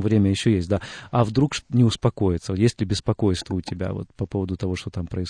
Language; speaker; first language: Russian; native; Russian